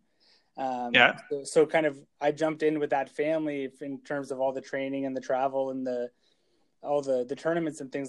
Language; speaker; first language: English; native; English